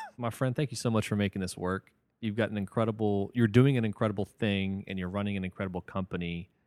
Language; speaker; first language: English; native; English